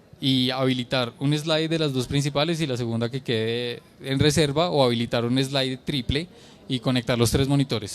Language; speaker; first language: Spanish; native; Spanish